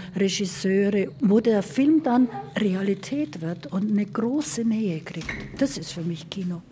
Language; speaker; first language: German; native; German